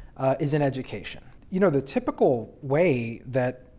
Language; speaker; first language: English; native; English